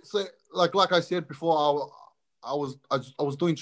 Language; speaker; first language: English; native; English